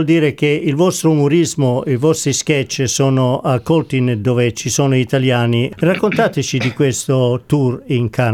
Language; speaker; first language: Italian; native; Italian